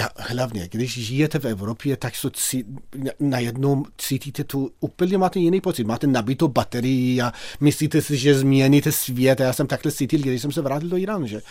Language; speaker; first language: Czech; non-native, fluent; Persian